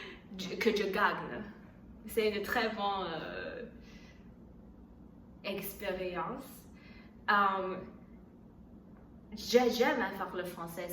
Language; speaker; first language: French; non-native, learner; Chinese